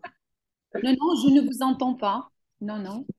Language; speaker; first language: French; non-native, fluent; Ukrainian